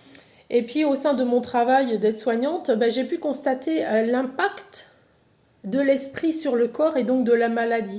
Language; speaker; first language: French; native; French